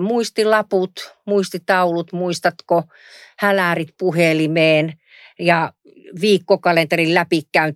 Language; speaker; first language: Finnish; native; Finnish